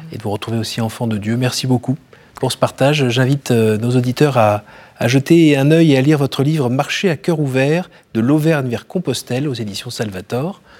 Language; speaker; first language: French; native; French